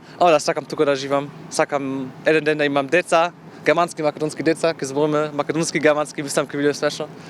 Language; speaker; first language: Macedonian; non-native, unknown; German